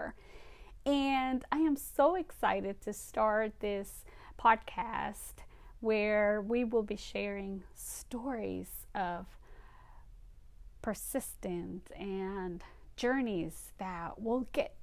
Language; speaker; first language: English; non-native, fluent; Spanish